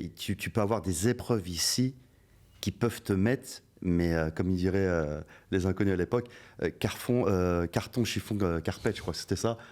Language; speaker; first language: French; native; French